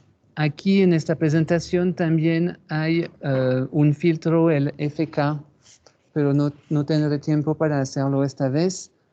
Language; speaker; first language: Spanish; non-native, fluent; French